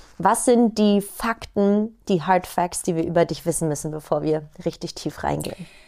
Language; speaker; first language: German; native; German